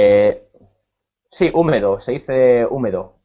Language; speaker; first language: Spanish; native; Spanish